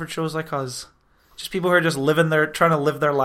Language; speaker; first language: English; native; English